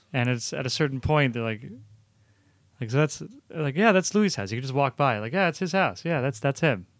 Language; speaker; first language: English; early bilingual, other home language; Italian